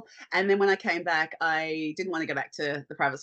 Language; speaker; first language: English; native; English